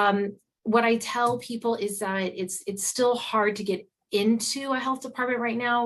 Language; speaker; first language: English; native; English